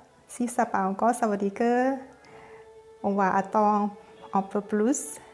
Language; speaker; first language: French; non-native, learner; Thai